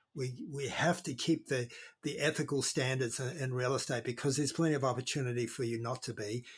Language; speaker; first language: English; native; English